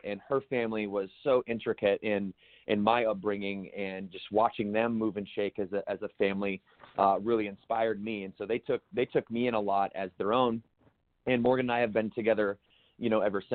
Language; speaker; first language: English; native; English